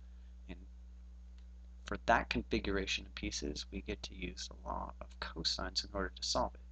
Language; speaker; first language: English; native; English